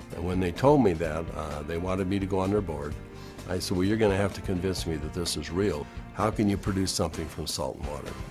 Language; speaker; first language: English; native; English